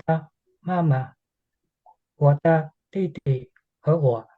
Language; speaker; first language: Chinese; non-native, learner; English